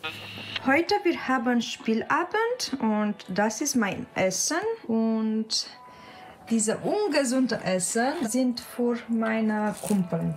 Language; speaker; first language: German; non-native, learner; Romanian